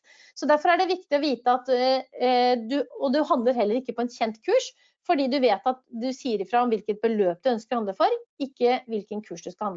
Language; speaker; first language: Norwegian; native; Norwegian